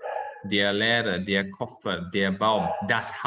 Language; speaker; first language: German; non-native, fluent; Indonesian